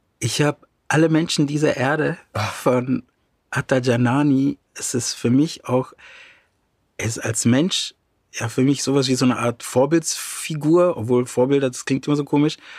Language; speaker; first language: German; early bilingual, other home language; Romany